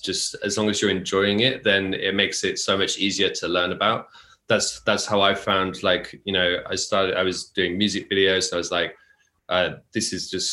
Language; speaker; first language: English; native; English